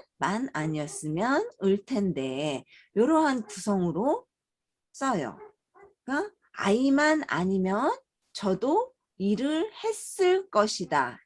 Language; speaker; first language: Korean; native; Korean